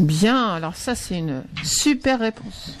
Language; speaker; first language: French; native; French